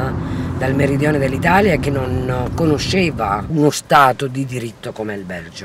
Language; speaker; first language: Italian; native; Italian